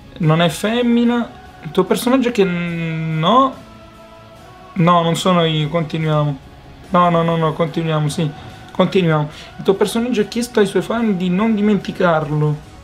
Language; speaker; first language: Italian; native; Italian